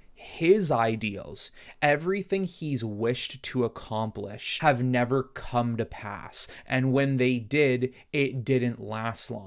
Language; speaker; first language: English; native; English